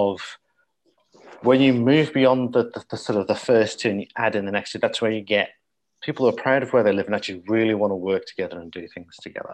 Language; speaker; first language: English; native; English